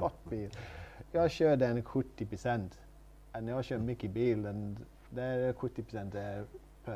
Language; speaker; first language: Swedish; non-native, learner; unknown